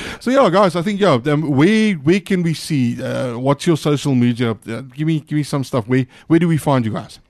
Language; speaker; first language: English; non-native, local second language; Afrikaans